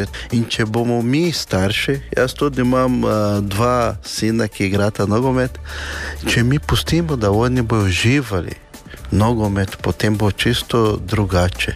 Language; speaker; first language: Slovenian; non-native, learner; Portuguese